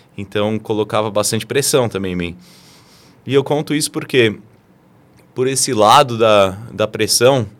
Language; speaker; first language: Portuguese; native; Portuguese